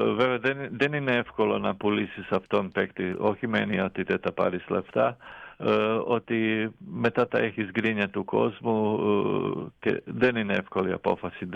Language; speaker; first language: Greek; non-native, fluent; Croatian